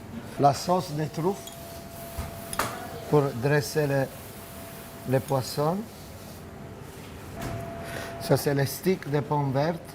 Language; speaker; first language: French; non-native, fluent; Italian